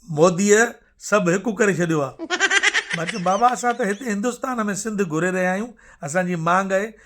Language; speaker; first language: Sindhi; native; Sindhi